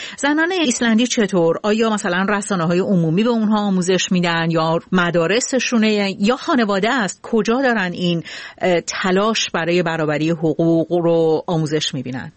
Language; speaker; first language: Persian; native; Persian